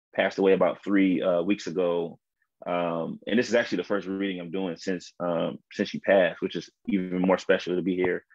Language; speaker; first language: English; native; English